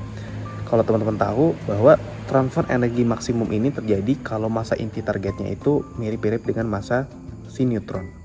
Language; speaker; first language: Indonesian; native; Indonesian